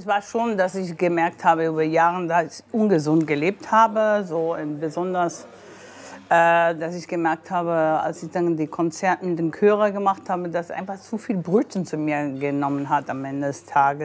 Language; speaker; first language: German; non-native, fluent; English